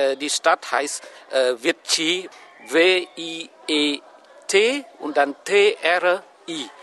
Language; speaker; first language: German; non-native, fluent; Vietnamese